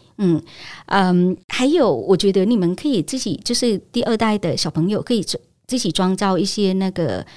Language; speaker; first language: Chinese; non-native, fluent; Vietnamese